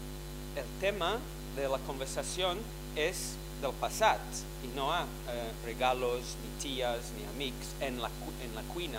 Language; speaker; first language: Catalan; non-native, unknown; English